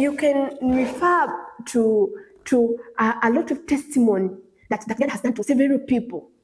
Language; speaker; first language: English; non-native, local second language; Swahili